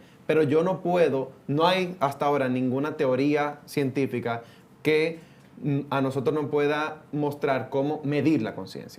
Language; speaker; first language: Spanish; native; Spanish